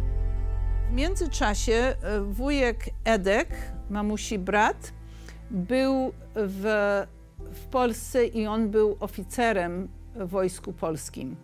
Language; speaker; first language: Polish; early bilingual, heritage; English